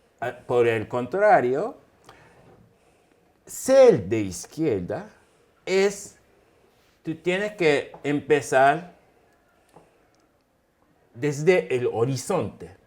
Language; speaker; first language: Spanish; non-native, fluent; Japanese